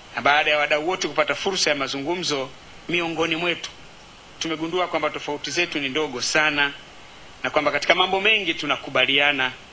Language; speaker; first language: Swahili; native; Swahili